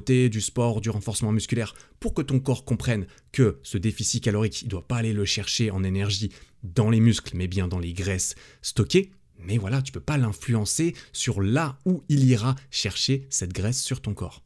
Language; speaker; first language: French; native; French